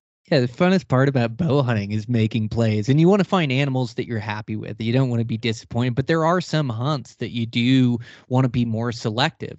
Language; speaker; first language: English; native; English